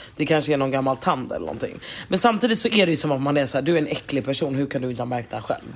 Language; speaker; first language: Swedish; native; Swedish